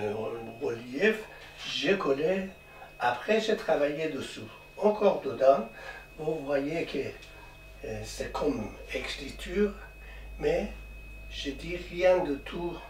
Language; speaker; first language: French; non-native, learner; Persian